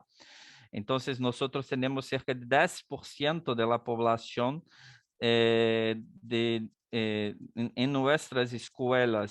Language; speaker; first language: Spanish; non-native, learner; Portuguese